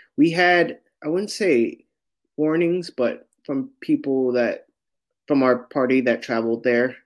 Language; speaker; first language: English; native; English